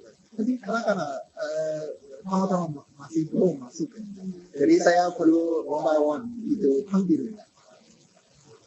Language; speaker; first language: Indonesian; non-native, learner; Japanese